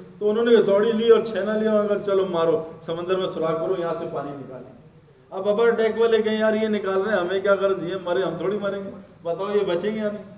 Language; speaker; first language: Urdu; native; Urdu